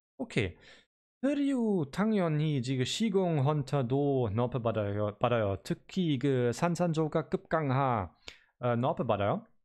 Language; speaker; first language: Korean; non-native, learner; German